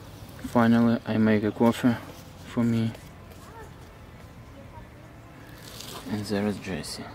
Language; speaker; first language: English; non-native, learner; Russian